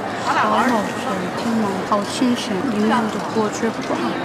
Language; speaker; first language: Chinese; non-native, learner; Korean